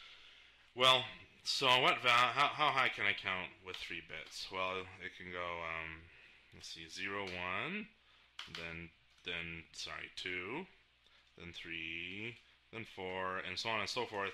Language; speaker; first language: English; native; English